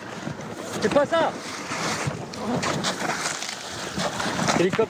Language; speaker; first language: French; native; French